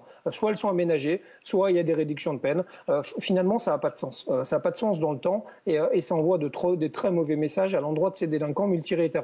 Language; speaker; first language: French; native; French